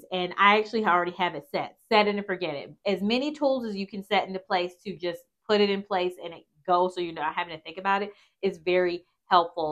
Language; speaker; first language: English; native; English